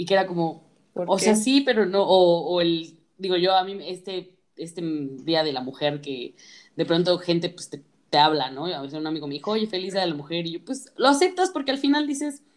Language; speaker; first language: Spanish; native; Spanish